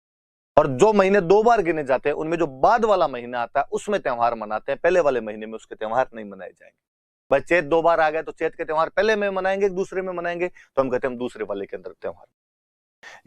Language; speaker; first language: Hindi; native; Hindi